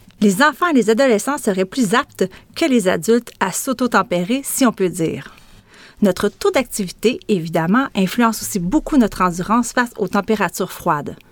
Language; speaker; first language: French; native; French